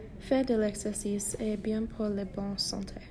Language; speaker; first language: French; non-native, learner; English